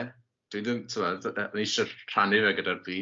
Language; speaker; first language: Welsh; native; Welsh